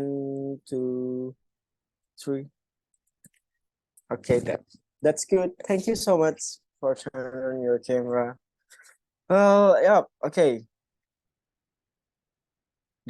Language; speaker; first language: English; non-native, fluent; Indonesian